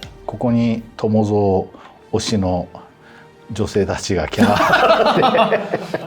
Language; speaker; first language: Japanese; native; Japanese